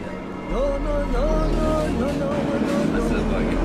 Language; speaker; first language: Hindi; non-native, fluent; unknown